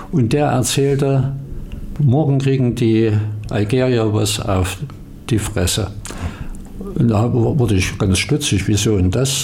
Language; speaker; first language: German; native; German